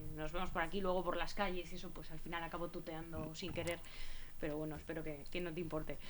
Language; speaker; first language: Spanish; native; Spanish